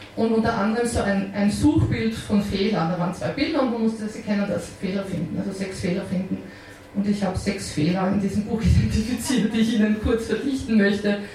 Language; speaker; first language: German; native; German